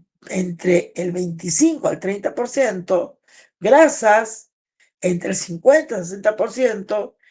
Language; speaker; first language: Spanish; native; Spanish